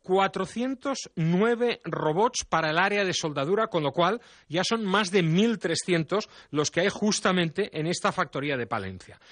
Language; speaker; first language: Spanish; non-native, local second language; Catalan